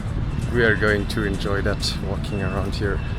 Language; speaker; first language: English; non-native, fluent; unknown